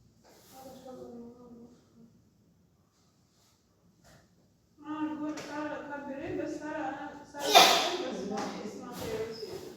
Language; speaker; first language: Arabic; non-native, learner; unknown